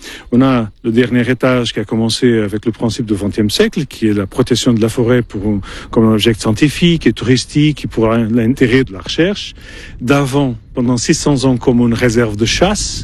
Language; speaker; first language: French; non-native, fluent; Portuguese